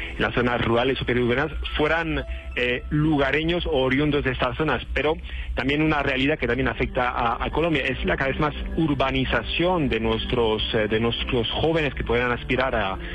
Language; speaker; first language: Spanish; non-native, fluent; French